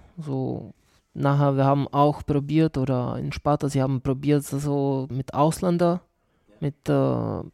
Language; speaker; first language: German; non-native, learner; Czech